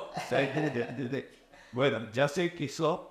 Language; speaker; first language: Spanish; native; Spanish